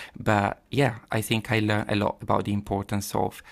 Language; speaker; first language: English; non-native, fluent; Italian